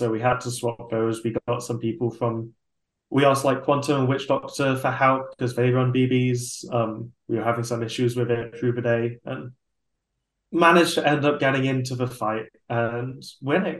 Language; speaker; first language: English; native; English